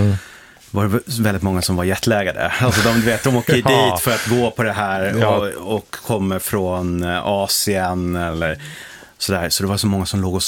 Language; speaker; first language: Swedish; native; Swedish